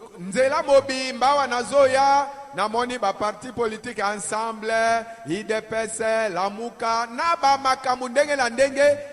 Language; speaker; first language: Lingala; native; Lingala